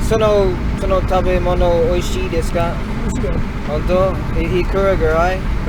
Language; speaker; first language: Japanese; non-native, learner; English